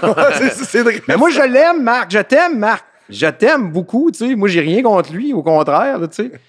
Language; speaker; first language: French; native; French